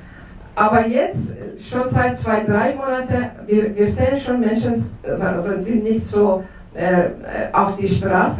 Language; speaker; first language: German; non-native, fluent; Persian